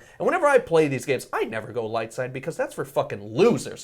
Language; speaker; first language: English; native; English